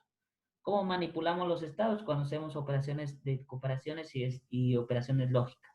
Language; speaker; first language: Spanish; native; Spanish